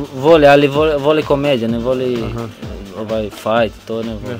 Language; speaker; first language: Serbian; non-native, learner; Portuguese